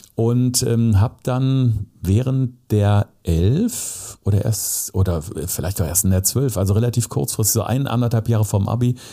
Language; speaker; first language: German; native; German